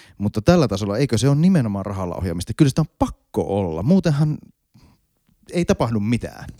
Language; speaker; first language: Finnish; native; Finnish